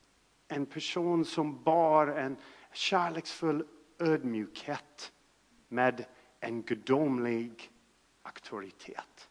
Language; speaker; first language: Swedish; non-native, fluent; English